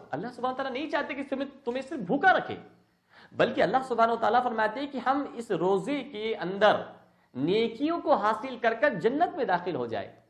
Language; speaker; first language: Urdu; native; Urdu